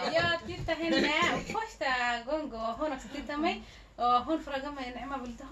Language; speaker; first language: Swedish; non-native, learner; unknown